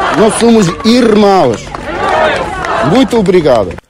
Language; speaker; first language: Portuguese; non-native, learner; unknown